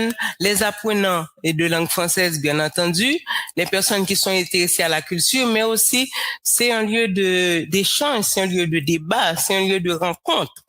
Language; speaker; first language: French; non-native, local second language; Haitian Creole